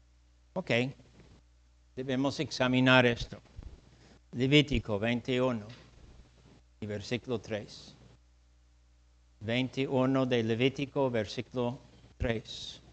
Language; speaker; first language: Spanish; non-native, fluent; English